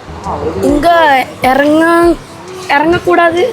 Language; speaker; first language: Tamil; non-native, learner; Malayalam